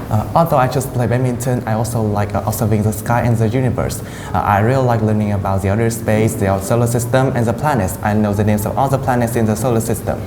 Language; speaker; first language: English; non-native, fluent; Vietnamese